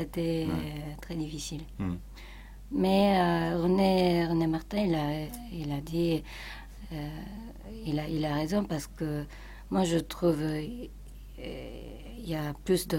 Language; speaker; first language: French; non-native, fluent; Japanese